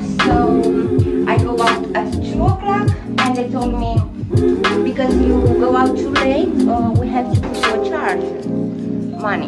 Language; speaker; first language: English; non-native, fluent; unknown